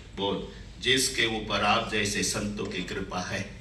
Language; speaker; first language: Hindi; non-native, local second language; Marathi